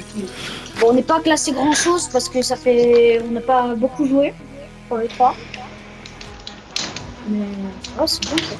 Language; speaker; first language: French; native; French